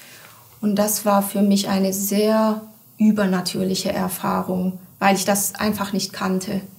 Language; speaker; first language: German; early bilingual, other home language; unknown